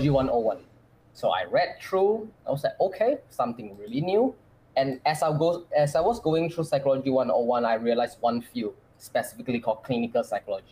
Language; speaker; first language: English; non-native, local second language; Chinese